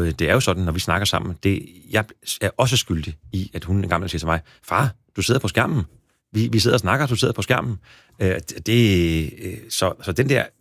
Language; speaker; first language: Danish; native; Danish